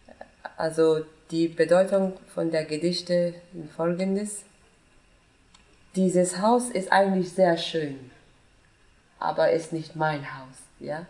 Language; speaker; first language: German; non-native, fluent; Persian